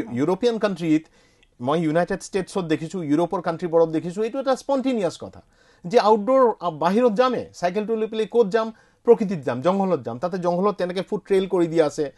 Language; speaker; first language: Assamese; non-native, local second language; Bangla